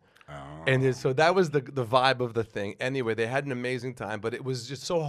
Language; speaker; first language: English; native; English